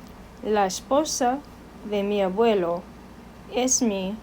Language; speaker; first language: Spanish; non-native, fluent; English